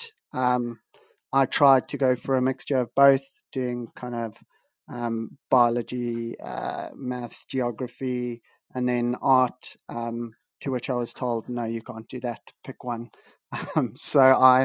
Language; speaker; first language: English; native; English